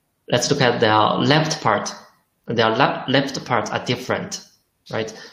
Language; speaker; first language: English; non-native, fluent; Chinese